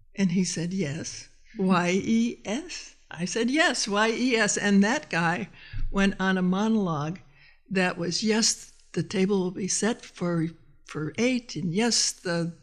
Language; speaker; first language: English; native; English